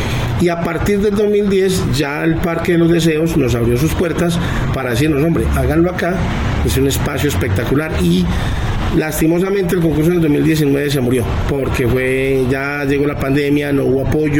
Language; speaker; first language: Spanish; native; Spanish